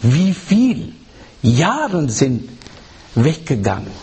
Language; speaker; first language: German; non-native, fluent; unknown